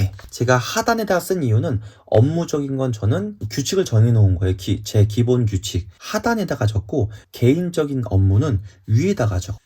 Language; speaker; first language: Korean; native; Korean